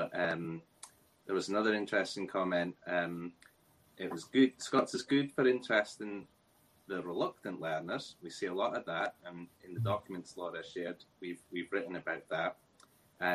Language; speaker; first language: English; native; English